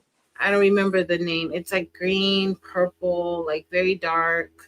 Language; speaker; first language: English; native; English